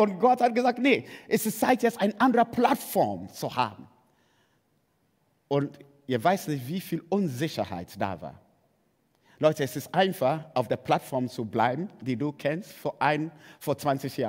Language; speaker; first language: German; non-native, fluent; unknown